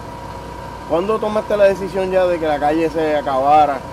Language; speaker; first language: Spanish; native; Spanish